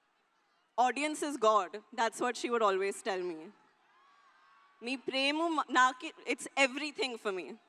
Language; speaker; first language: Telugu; non-native, learner; Hindi